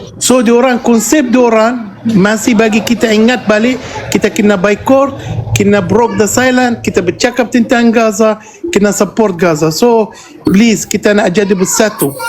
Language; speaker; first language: Malay; non-native, fluent; Arabic